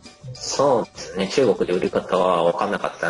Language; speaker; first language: Japanese; native; Japanese